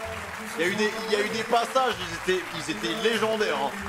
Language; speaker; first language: French; native; French